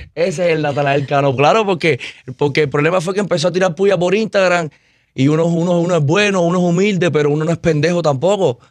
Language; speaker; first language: Spanish; native; Spanish